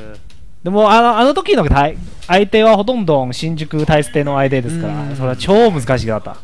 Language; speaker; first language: Japanese; non-native, learner; Chinese